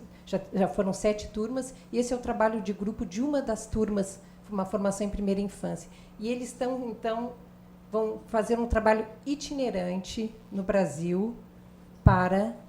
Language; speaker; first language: Portuguese; native; Portuguese